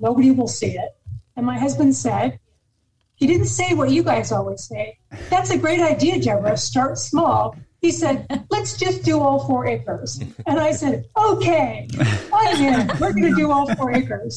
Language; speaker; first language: English; native; English